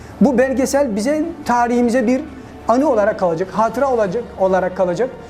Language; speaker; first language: Turkish; native; Turkish